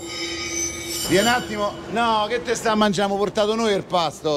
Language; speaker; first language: Italian; native; Italian